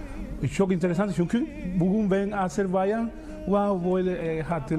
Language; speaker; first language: Turkish; non-native, learner; Spanish